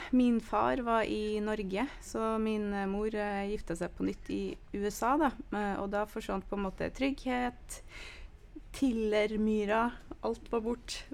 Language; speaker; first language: Norwegian; early bilingual, heritage; Norwegian